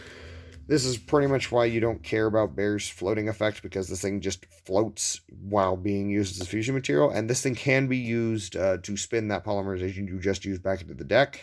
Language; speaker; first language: English; native; English